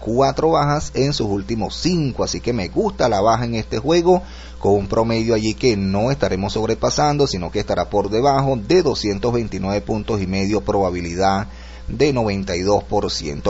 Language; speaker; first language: Spanish; native; Spanish